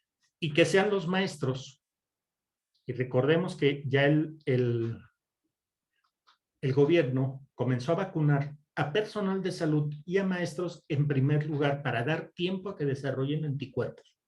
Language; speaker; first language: Spanish; native; Spanish